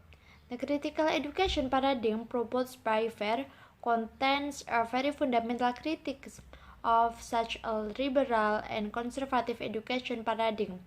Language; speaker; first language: English; non-native, learner; Indonesian